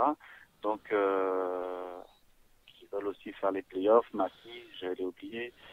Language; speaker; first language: French; native; French